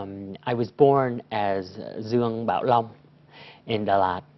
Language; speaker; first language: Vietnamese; early bilingual, other home language; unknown